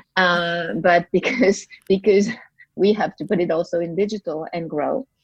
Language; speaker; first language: English; non-native, fluent; French